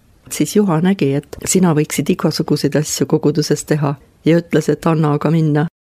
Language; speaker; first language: Estonian; native; Estonian